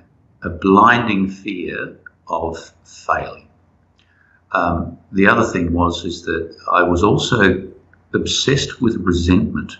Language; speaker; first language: English; native; English